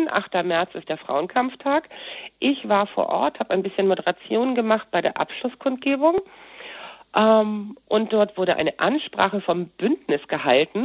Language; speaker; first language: German; native; German